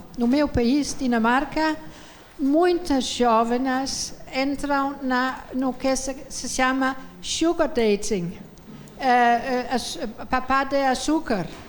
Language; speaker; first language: Portuguese; non-native, fluent; Danish